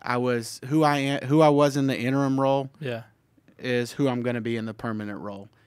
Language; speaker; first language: English; native; English